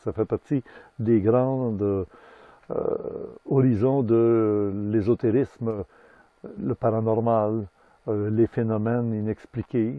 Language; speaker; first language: French; native; French